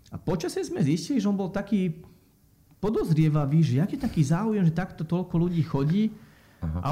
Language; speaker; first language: Slovak; native; Slovak